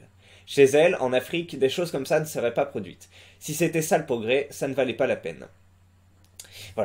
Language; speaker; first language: French; native; French